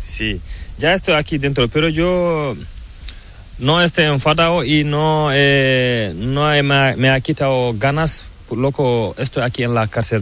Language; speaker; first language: Spanish; non-native, learner; Fula